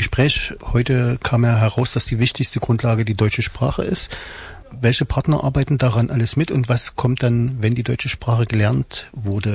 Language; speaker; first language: German; native; German